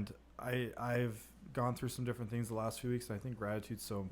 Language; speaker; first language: English; native; English